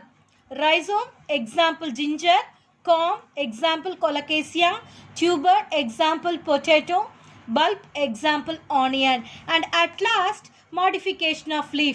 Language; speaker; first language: English; non-native, local second language; Tamil